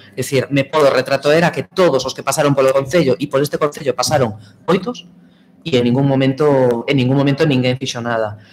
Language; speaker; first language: Galician; native; Galician